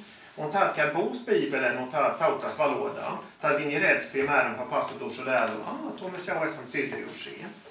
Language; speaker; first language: Latvian; native; Latvian